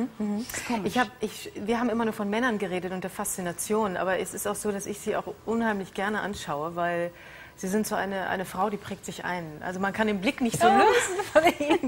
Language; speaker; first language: German; native; German